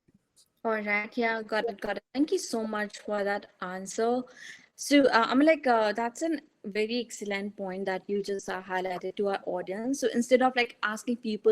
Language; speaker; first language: English; non-native, fluent; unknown